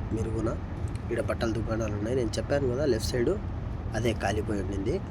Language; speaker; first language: Telugu; non-native, local second language; Hindi